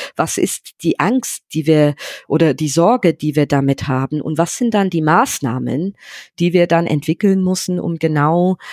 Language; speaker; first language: German; non-native, fluent; English